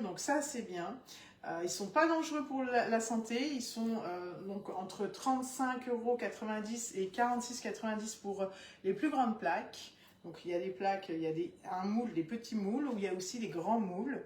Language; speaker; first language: French; native; French